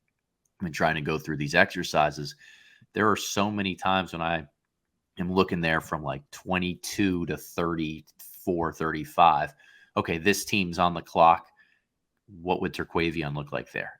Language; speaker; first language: English; native; English